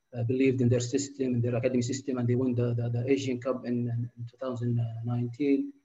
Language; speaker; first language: English; non-native, fluent; Arabic